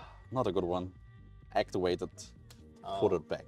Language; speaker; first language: English; non-native, learner; German